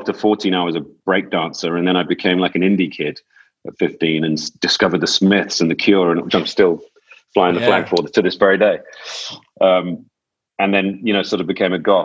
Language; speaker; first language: English; native; English